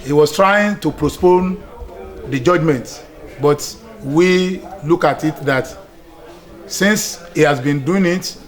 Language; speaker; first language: English; non-native, local second language; Yoruba